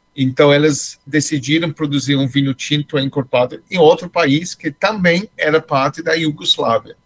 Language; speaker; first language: Portuguese; non-native, fluent; English